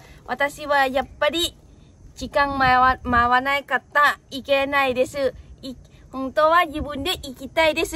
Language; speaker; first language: Japanese; non-native, learner; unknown